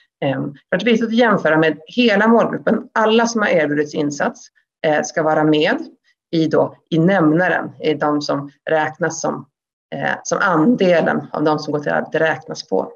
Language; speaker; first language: Swedish; native; Swedish